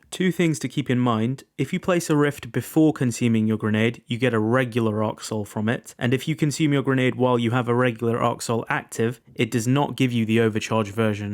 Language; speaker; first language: English; native; English